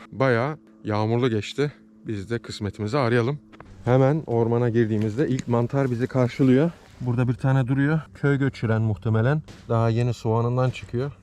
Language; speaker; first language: Turkish; early bilingual, heritage; Turkish